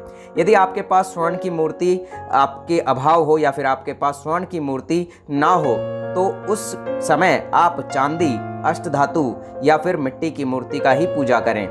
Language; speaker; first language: Hindi; native; Hindi